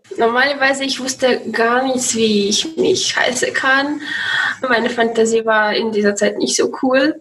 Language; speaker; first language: German; non-native, learner; Russian